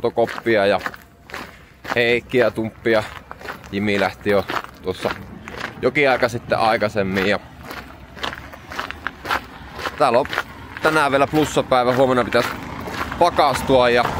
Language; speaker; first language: Finnish; native; Finnish